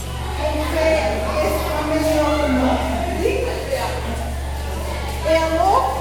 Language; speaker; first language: French; non-native, fluent; Spanish